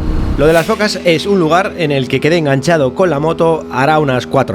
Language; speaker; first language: Spanish; native; Spanish